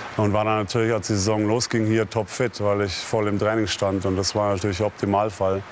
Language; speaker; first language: German; native; German